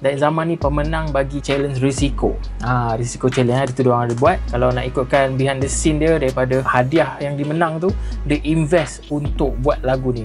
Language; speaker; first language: Malay; native; Malay